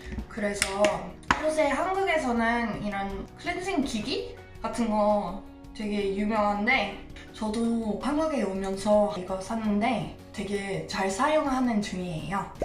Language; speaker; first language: Korean; non-native, fluent; English